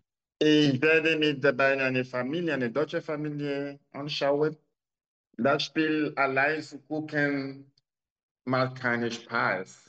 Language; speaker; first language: German; non-native, learner; French